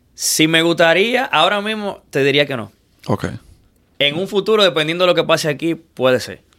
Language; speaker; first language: Spanish; native; Spanish